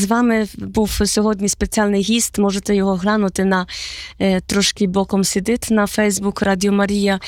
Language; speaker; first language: Polish; non-native, learner; Ukrainian